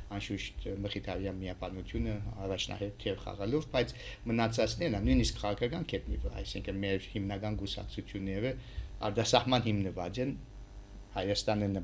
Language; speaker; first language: Armenian; early bilingual, heritage; Armenian